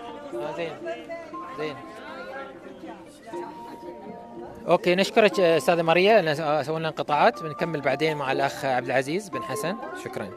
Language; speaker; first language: Arabic; native; Arabic